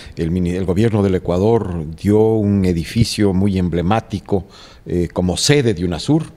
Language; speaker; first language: Spanish; native; Spanish